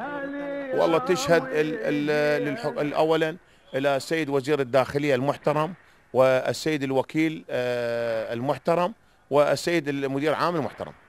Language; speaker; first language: Arabic; native; Arabic